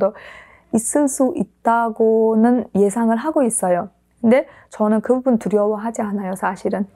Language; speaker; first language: Korean; non-native, fluent; Uzbek